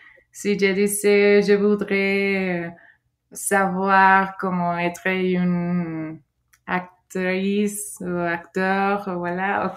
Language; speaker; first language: French; non-native, fluent; Spanish